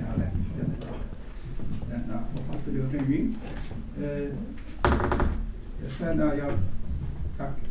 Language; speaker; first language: Swedish; non-native, fluent; Chinese